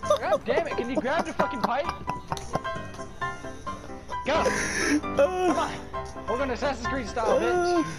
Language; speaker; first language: English; native; English